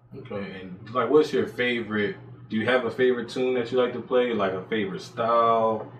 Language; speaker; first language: English; native; English